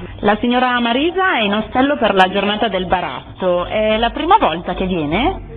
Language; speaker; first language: Italian; native; Italian